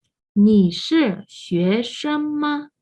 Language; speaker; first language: Chinese; non-native, fluent; Mongolian